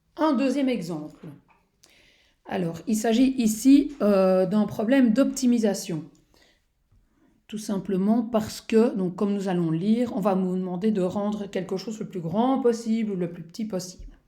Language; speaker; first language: French; native; French